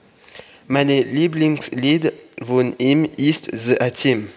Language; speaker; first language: German; non-native, learner; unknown